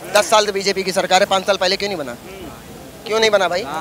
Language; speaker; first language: Hindi; native; Hindi